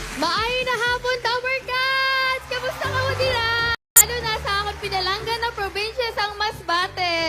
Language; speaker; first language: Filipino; non-native, local second language; Masbatenyo